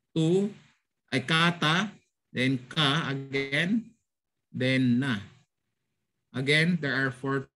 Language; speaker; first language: English; non-native, local second language; Filipino